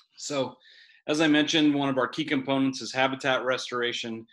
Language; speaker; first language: English; native; English